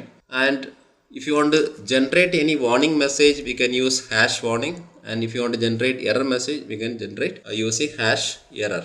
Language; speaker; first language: English; non-native, local second language; Tamil